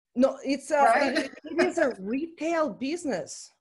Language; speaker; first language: English; non-native, fluent; Russian